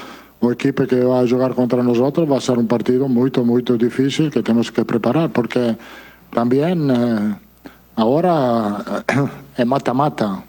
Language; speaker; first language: Portuguese; non-native, fluent; Italian